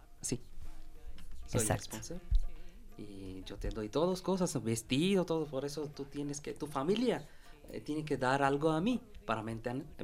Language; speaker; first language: Spanish; non-native, learner; Bangla